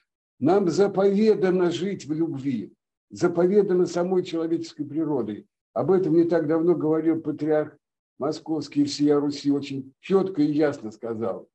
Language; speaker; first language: Russian; native; Russian